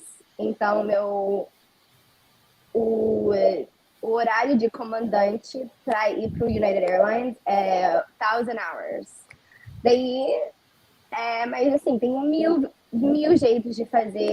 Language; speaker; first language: Portuguese; early bilingual, heritage; Portuguese